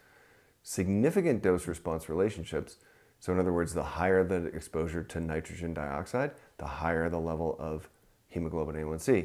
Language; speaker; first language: English; native; English